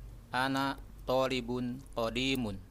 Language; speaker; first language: Arabic; non-native, learner; Indonesian